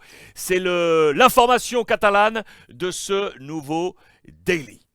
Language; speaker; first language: French; native; French